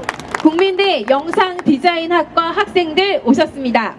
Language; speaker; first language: Korean; native; Korean